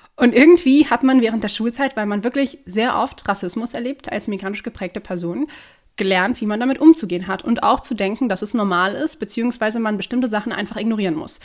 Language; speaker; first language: German; native; German